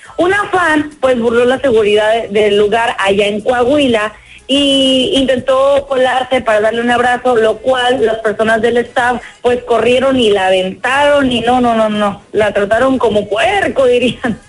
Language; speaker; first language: Spanish; native; Spanish